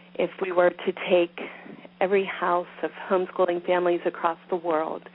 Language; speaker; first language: English; native; English